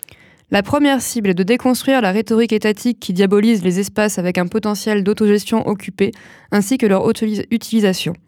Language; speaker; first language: French; native; French